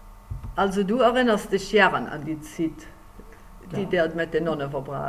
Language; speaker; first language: German; native; German